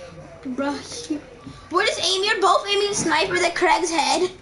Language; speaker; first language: English; native; English